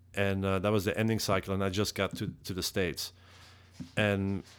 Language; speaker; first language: English; non-native, fluent; Dutch